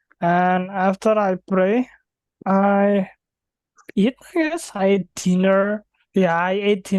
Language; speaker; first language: English; non-native, fluent; Indonesian